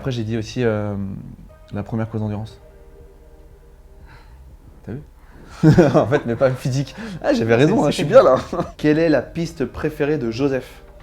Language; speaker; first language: French; native; French